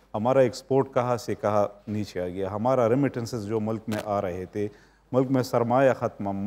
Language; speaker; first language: Urdu; native; Urdu